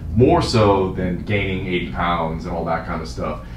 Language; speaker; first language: English; native; English